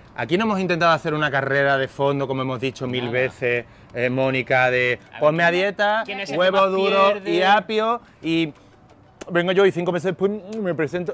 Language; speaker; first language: Spanish; native; Spanish